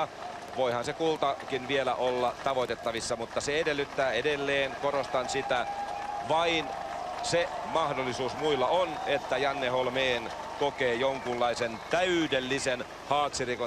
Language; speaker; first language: Finnish; native; Finnish